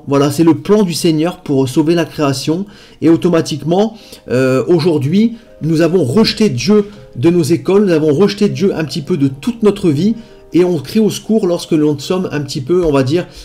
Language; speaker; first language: French; native; French